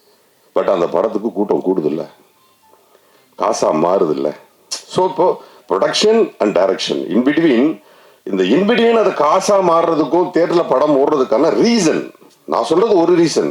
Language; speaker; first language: Tamil; native; Tamil